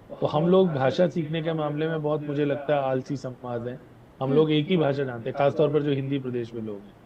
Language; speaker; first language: Hindi; native; Hindi